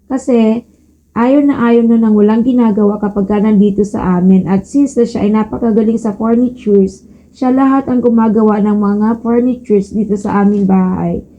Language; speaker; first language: Filipino; native; Filipino